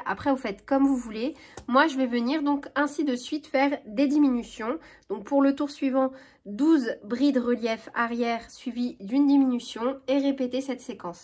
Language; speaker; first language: French; native; French